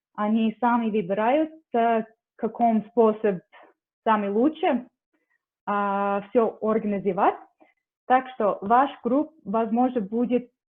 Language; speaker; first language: Russian; non-native, learner; English